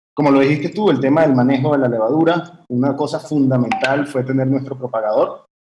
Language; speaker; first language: Spanish; early bilingual, heritage; French